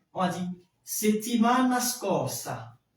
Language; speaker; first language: Italian; non-native, fluent; French